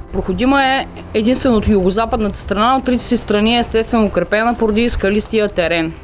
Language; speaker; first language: Bulgarian; native; Bulgarian